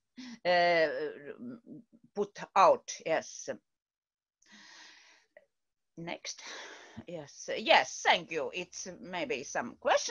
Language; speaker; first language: English; non-native, learner; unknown